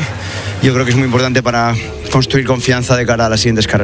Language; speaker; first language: Spanish; native; Spanish